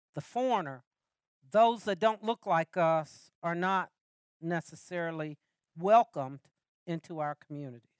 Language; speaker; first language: English; native; English